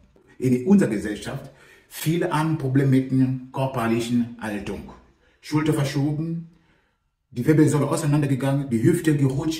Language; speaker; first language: German; non-native, fluent; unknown